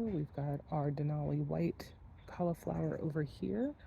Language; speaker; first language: English; native; English